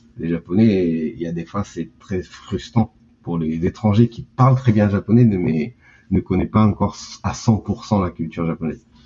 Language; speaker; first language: French; early bilingual, heritage; French